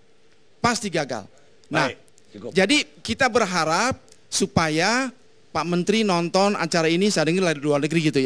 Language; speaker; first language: Indonesian; native; Indonesian